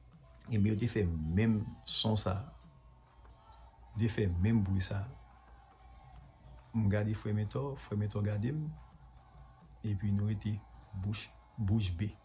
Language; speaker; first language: French; non-native, local second language; Haitian Creole